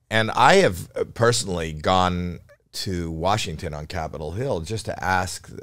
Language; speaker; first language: English; native; English